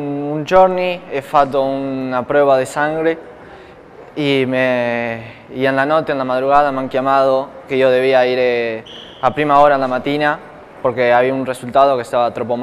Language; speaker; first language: Italian; non-native, learner; Spanish